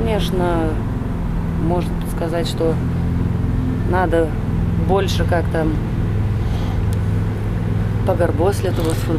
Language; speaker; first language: Russian; non-native, learner; Lithuanian